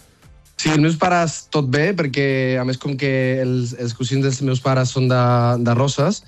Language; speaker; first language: Catalan; non-native, learner; Spanish